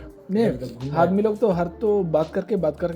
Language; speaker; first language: Hindi; non-native, local second language; Malayalam